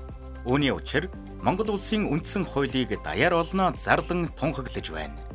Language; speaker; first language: Mongolian; native; Mongolian